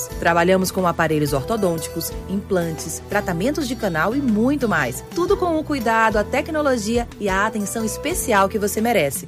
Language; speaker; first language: Portuguese; native; Portuguese